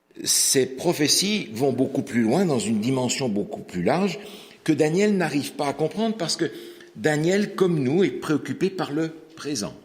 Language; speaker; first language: French; native; French